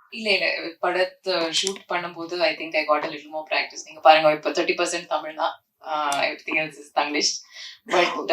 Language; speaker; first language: Tamil; non-native, learner; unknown